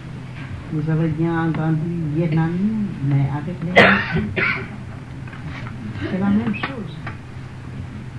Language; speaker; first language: French; non-native, learner; Vietnamese